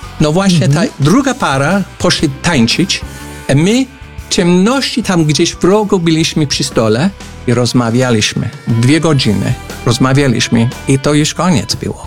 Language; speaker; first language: Polish; non-native, fluent; English